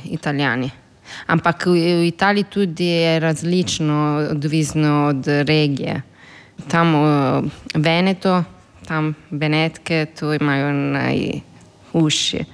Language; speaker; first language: Slovenian; non-native, fluent; Italian